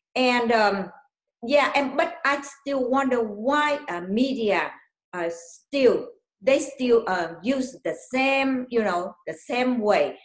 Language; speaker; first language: English; non-native, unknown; Vietnamese